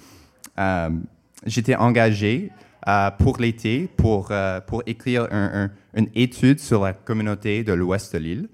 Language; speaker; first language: French; non-native, local second language; English